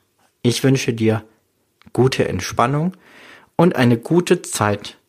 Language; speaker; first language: German; native; German